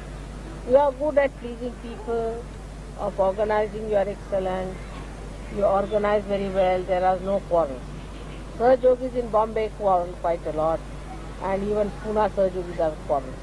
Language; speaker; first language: English; non-native, local second language; Hindi